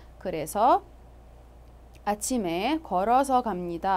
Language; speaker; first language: Korean; non-native, fluent; Arabic